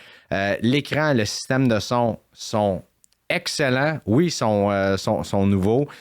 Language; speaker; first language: French; native; French